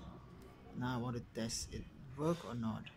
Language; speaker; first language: English; non-native, learner; Khmer